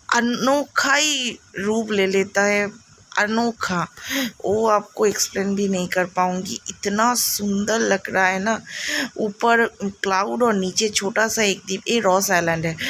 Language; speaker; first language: Hindi; non-native, local second language; Bangla